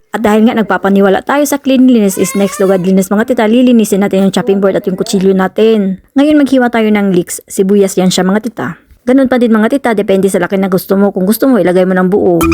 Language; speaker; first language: Filipino; non-native, local second language; Cebuano